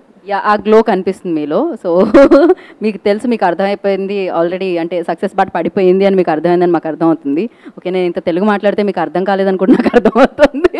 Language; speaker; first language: Telugu; native; Telugu